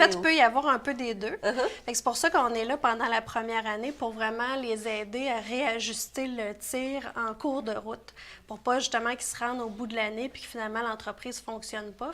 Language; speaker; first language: French; native; French